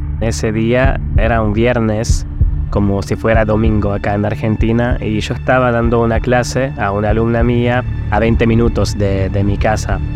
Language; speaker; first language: Spanish; non-native, fluent; Arabic